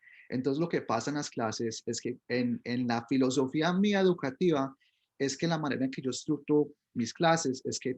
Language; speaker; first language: Spanish; early bilingual, heritage; Spanish